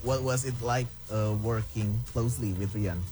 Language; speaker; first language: English; non-native, learner; Indonesian